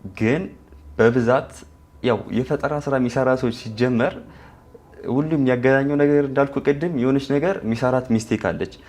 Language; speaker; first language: Amharic; non-native, local second language; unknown